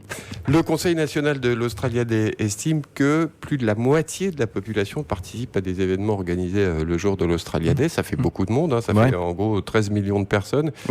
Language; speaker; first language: French; native; French